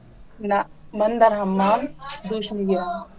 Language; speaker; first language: Persian; non-native, learner; Urdu